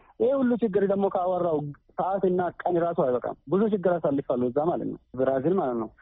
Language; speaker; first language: Amharic; native; Amharic